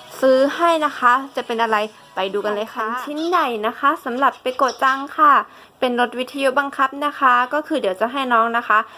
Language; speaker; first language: Thai; native; Thai